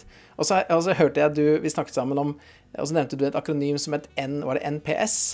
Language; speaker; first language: Norwegian; native; Norwegian